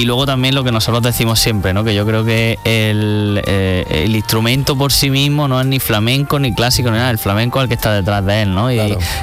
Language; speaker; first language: Spanish; native; Spanish